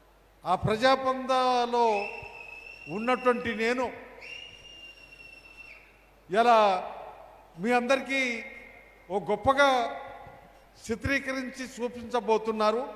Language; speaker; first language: Telugu; native; Telugu